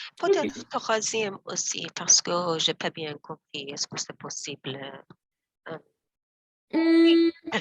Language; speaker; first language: French; non-native, learner; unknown